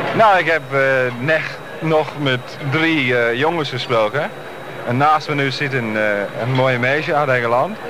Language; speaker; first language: Dutch; non-native, fluent; English